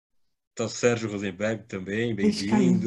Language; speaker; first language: Portuguese; native; Portuguese